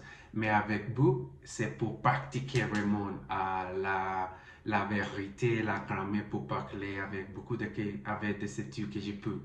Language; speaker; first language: French; non-native, learner; Spanish